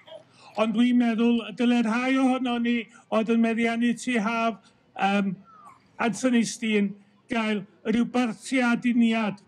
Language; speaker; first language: Welsh; native; Welsh